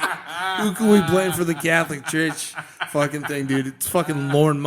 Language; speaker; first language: English; native; English